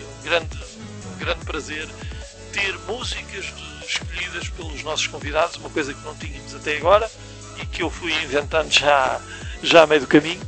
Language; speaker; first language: Portuguese; native; Portuguese